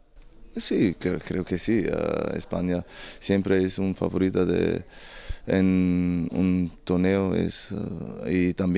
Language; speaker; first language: Spanish; non-native, fluent; German